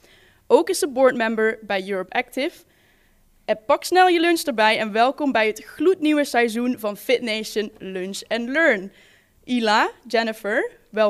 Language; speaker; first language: Dutch; native; Dutch